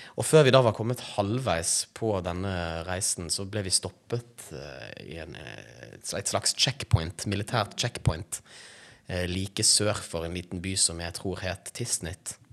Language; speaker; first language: Norwegian; native; Norwegian